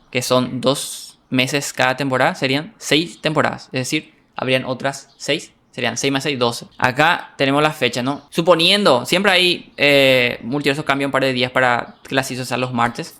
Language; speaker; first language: Spanish; native; Spanish